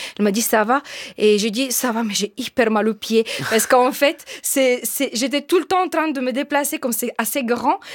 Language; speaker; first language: French; non-native, fluent; Bulgarian